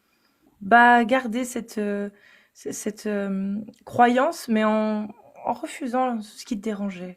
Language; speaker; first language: French; native; French